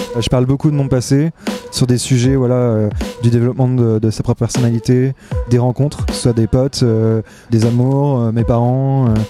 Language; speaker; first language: French; native; French